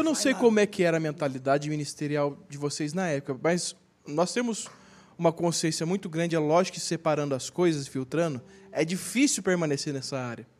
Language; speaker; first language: Portuguese; native; Portuguese